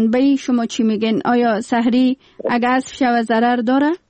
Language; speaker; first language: Persian; native; Persian